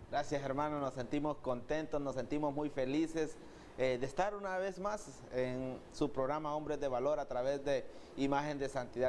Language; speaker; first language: Spanish; native; Spanish